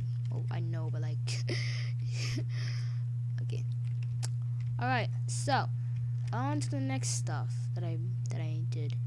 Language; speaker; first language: English; native; English